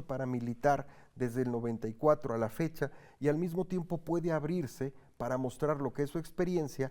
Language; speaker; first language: Spanish; native; Spanish